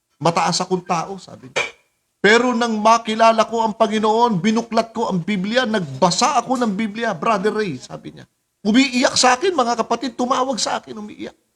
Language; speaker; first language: Filipino; native; Filipino